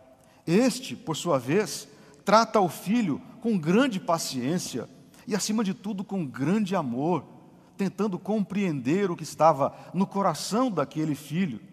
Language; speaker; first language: Portuguese; native; Portuguese